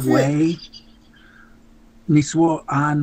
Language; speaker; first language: Chinese; non-native, learner; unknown